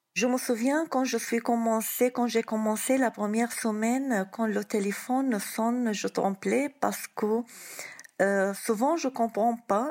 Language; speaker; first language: French; non-native, fluent; Arabic